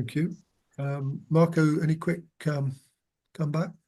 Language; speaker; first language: English; native; English